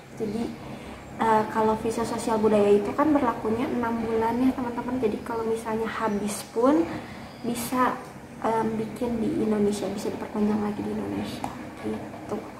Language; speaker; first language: Indonesian; native; Indonesian